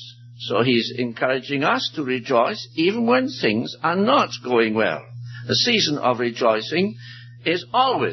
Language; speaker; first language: English; native; English